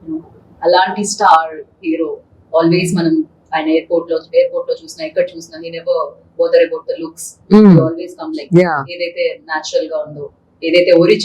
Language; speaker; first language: Telugu; native; Telugu